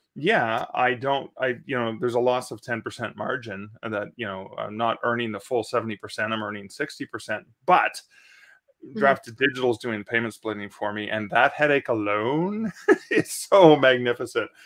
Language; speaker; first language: English; native; English